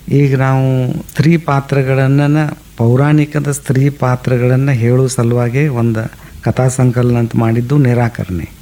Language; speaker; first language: Kannada; native; Kannada